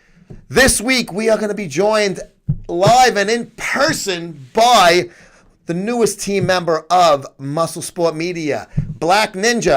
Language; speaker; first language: English; native; English